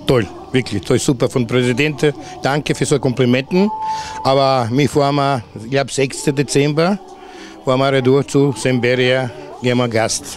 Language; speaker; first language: German; non-native, learner; Serbian